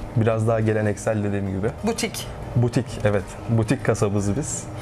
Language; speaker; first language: Turkish; native; Turkish